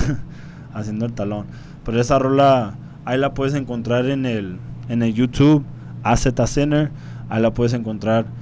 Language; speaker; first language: Spanish; early bilingual, heritage; Spanish